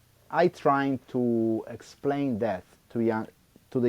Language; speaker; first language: English; non-native, learner; Italian